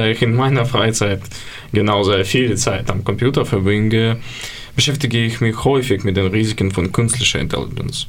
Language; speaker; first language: German; non-native, learner; Ukrainian